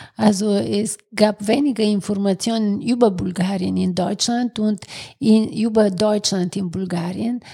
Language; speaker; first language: German; non-native, fluent; Bulgarian